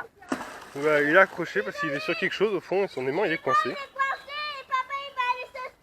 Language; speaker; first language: French; native; French